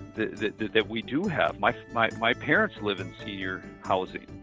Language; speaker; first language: English; native; English